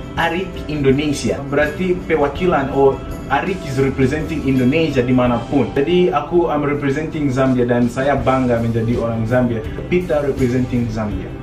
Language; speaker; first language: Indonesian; non-native, fluent; Nyanja